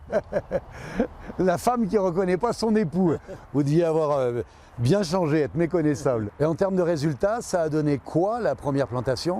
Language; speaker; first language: French; native; French